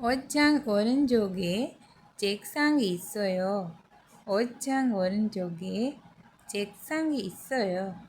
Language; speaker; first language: Korean; non-native, fluent; Hindi